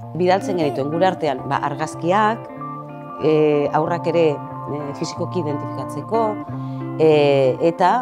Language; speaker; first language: Basque; native; Basque